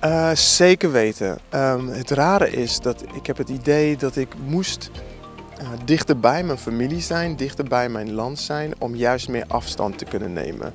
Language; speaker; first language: Dutch; non-native, fluent; English